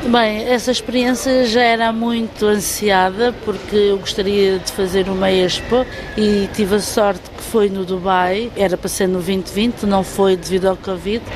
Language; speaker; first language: Portuguese; native; Portuguese